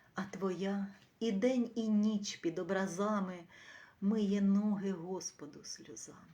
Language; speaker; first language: Ukrainian; native; Ukrainian